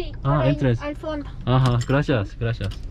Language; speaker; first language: Spanish; non-native, learner; Korean